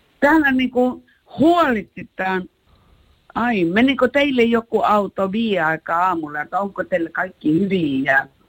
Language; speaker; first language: Finnish; early bilingual, heritage; Finnish